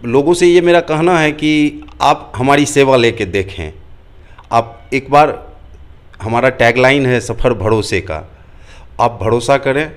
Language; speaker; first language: Hindi; native; Hindi